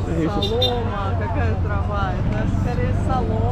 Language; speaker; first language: Russian; native; Russian